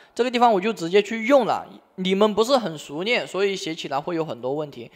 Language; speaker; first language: Chinese; native; Chinese